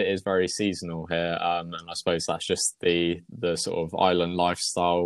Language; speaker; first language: English; native; English